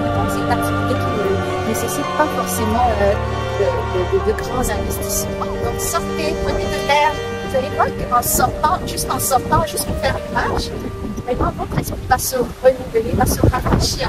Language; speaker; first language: French; native; French